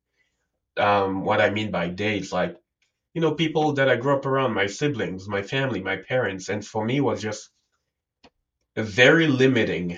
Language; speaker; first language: English; non-native, local second language; French